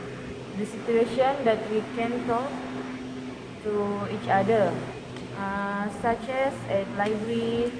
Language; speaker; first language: English; non-native, learner; Malay